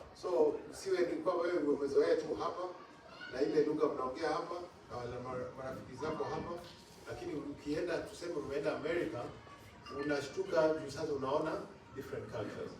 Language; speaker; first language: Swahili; non-native, local second language; Luo (Kenya and Tanzania)